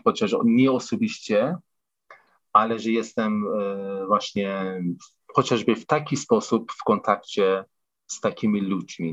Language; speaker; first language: Polish; non-native, fluent; Persian